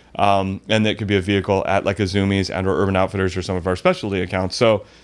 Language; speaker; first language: English; native; English